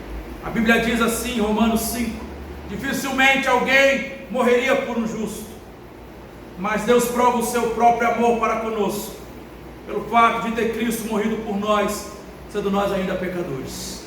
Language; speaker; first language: Portuguese; native; Portuguese